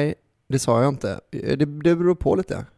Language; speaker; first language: Swedish; native; Swedish